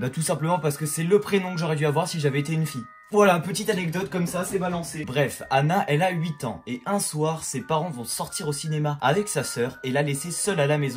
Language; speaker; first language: French; native; French